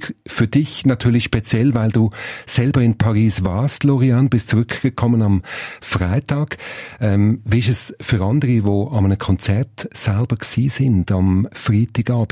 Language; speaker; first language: German; native; German